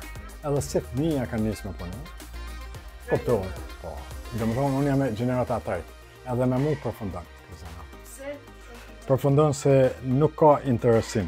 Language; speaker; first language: Albanian; native; Albanian